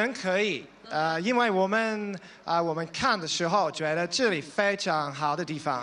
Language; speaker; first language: Chinese; non-native, learner; English